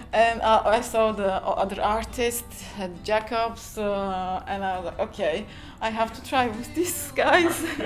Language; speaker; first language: English; non-native, fluent; Turkish